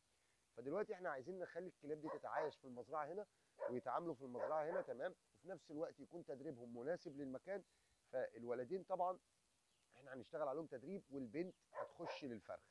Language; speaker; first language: Arabic; native; Arabic